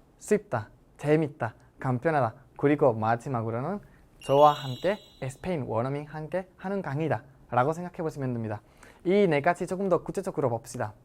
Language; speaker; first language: Korean; non-native, fluent; Spanish